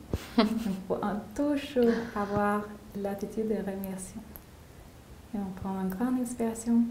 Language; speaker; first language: French; non-native, learner; English